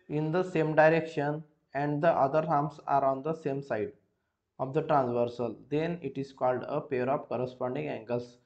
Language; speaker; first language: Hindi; non-native, local second language; Marathi